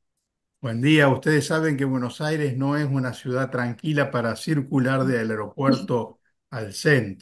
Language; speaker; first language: Spanish; native; Spanish